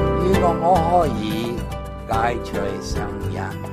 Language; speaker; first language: Chinese; non-native, learner; English